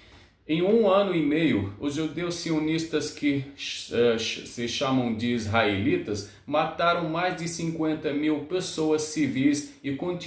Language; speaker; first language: Portuguese; non-native, learner; Arabic